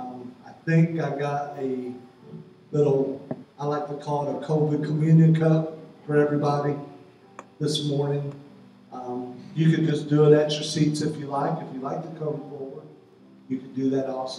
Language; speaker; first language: English; native; English